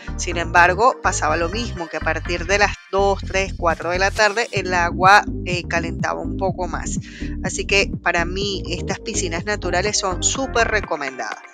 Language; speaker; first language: Spanish; native; Spanish